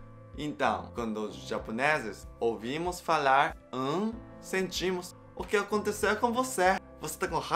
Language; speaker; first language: Portuguese; non-native, learner; Japanese